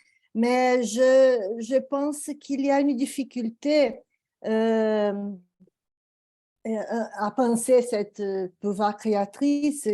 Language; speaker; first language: French; non-native, fluent; Portuguese